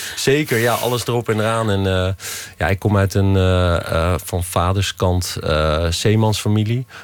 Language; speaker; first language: Dutch; native; Dutch